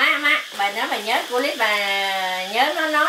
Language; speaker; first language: Vietnamese; native; Vietnamese